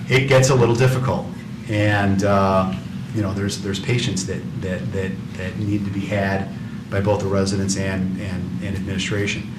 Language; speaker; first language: English; native; English